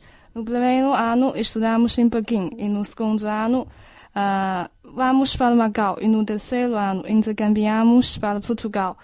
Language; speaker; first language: Portuguese; non-native, learner; Chinese